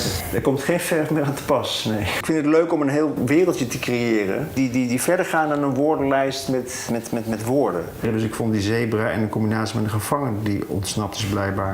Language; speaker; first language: Dutch; native; Dutch